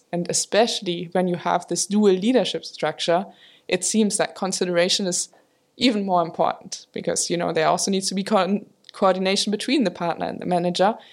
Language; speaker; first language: English; non-native, fluent; German